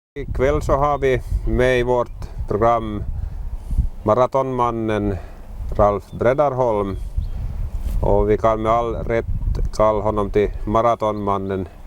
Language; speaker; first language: Swedish; native; Swedish